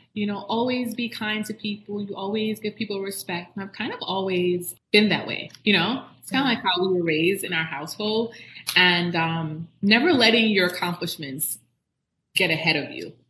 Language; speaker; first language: English; native; English